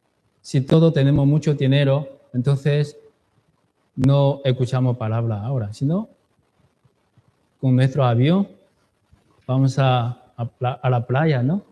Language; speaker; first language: Spanish; non-native, fluent; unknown